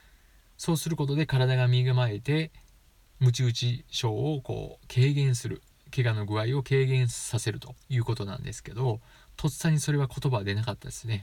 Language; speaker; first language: Japanese; native; Japanese